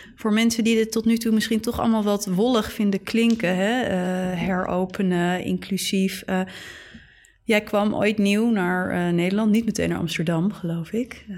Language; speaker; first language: Dutch; native; Dutch